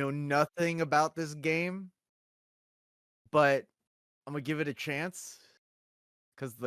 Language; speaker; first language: English; native; English